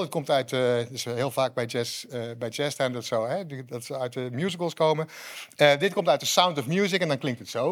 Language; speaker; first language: Dutch; native; Dutch